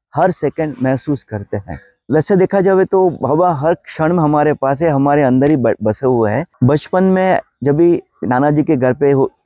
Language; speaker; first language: Hindi; non-native, local second language; Gujarati